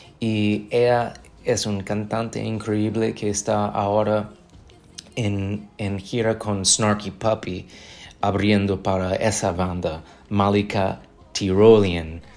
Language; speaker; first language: Spanish; non-native, fluent; English